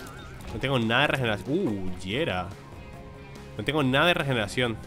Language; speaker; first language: Spanish; native; Spanish